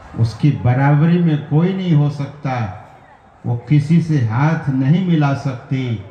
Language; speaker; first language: Hindi; native; Hindi